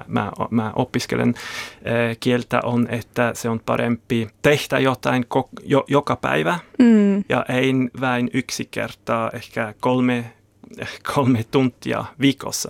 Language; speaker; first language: Finnish; non-native, learner; German